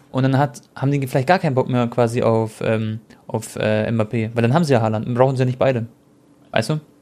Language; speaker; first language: German; early bilingual, other home language; Croatian